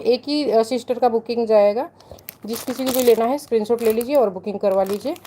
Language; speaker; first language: Hindi; non-native, local second language; Marathi